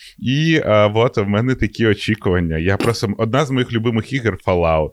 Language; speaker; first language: Ukrainian; non-native, local second language; Russian